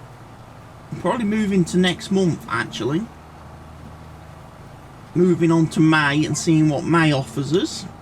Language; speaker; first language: English; native; English